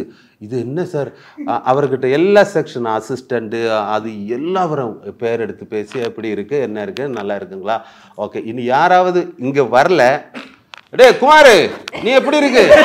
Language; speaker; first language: Tamil; non-native, learner; Malayalam